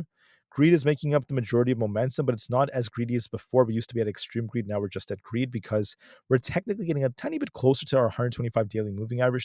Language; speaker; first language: English; native; English